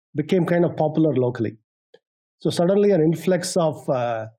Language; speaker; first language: English; non-native, local second language; Tamil